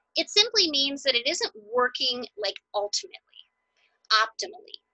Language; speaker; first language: English; native; English